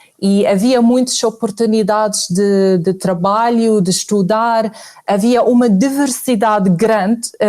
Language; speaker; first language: Portuguese; non-native, fluent; Arabic